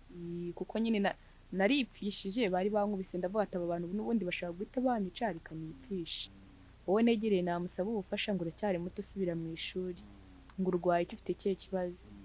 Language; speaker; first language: Kinyarwanda; native; Kinyarwanda